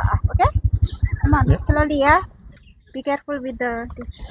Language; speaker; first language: English; non-native, learner; Indonesian